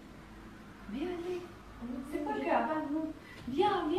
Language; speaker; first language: French; non-native, learner; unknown